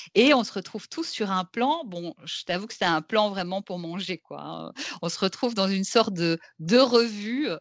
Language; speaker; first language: French; native; French